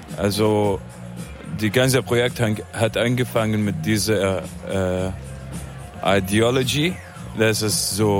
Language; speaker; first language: German; non-native, fluent; Arabic